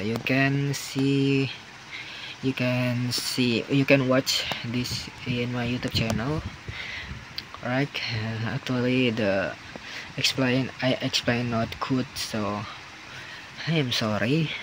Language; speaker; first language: English; non-native, learner; Indonesian